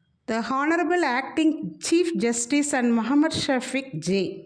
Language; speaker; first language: English; non-native, local second language; Tamil